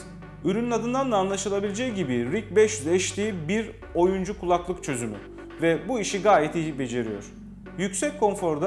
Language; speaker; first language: Turkish; native; Turkish